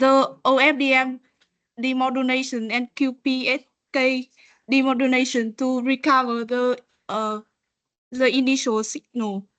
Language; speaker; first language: English; non-native, learner; Vietnamese